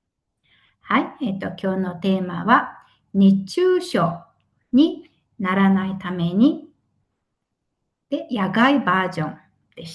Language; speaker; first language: Japanese; non-native, fluent; Mongolian